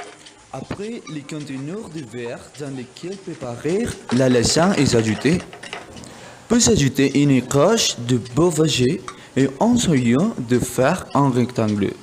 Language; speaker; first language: French; non-native, learner; Spanish